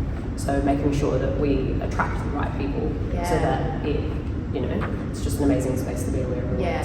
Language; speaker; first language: English; native; English